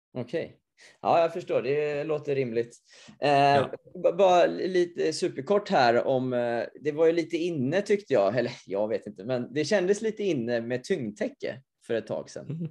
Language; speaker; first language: Swedish; native; Swedish